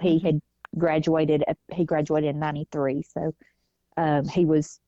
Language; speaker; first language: English; native; English